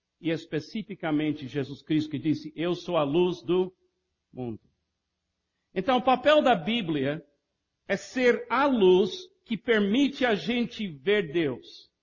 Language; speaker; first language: Portuguese; non-native, fluent; English